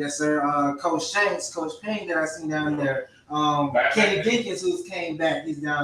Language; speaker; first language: English; native; English